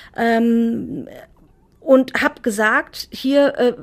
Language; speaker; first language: German; native; German